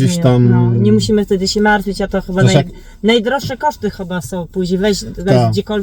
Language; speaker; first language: Polish; native; Polish